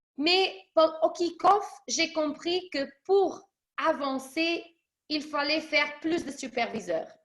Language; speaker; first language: French; early bilingual, other home language; Portuguese